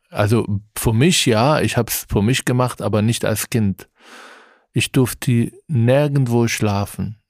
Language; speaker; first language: German; non-native, fluent; Arabic